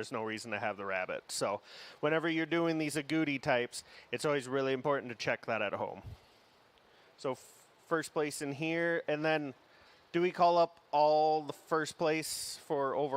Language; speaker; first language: English; native; English